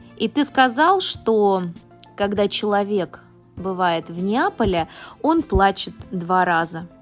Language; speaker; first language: Russian; native; Russian